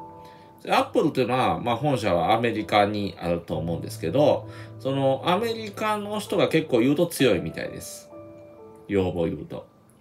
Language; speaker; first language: Japanese; native; Japanese